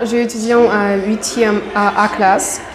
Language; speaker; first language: French; non-native, learner; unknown